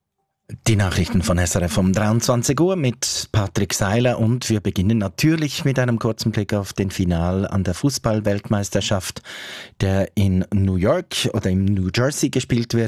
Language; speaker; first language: German; native; German